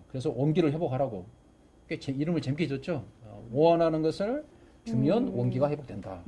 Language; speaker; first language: Korean; native; Korean